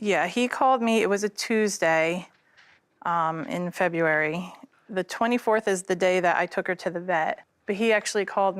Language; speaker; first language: English; native; English